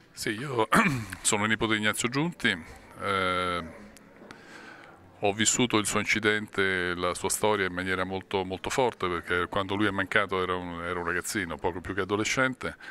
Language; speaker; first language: Italian; native; Italian